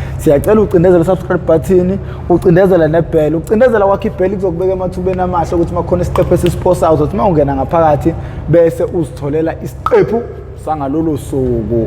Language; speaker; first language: Zulu; native; Zulu